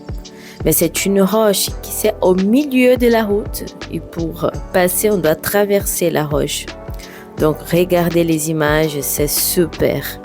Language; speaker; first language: French; non-native, fluent; Portuguese